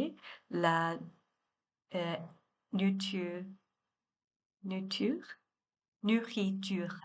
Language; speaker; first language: French; non-native, learner; Chinese